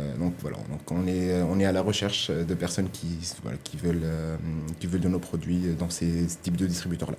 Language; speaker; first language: French; non-native, local second language; Arabic